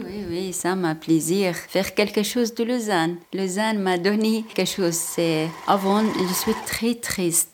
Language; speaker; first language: French; non-native, learner; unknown